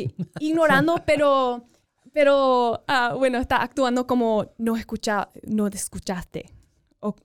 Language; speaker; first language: Spanish; early bilingual, other home language; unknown